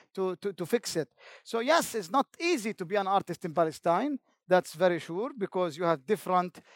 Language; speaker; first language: English; non-native, fluent; Arabic